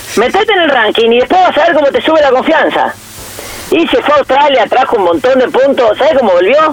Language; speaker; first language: Spanish; native; Spanish